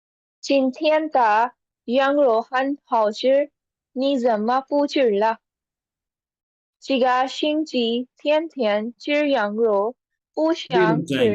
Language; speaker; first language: Chinese; non-native, learner; Urdu